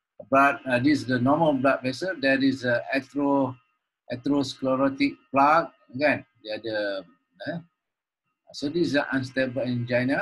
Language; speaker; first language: English; non-native, local second language; Malay